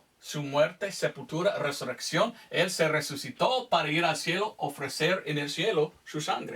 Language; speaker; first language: Spanish; non-native, fluent; English